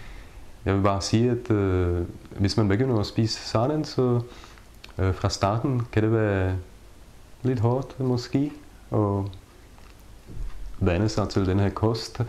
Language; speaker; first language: Danish; non-native, fluent; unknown